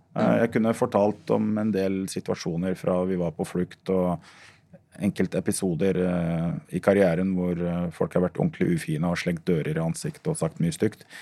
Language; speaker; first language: Norwegian; early bilingual, other home language; Arabic